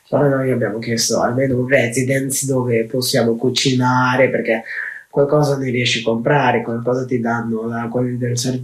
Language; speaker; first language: Italian; non-native, fluent; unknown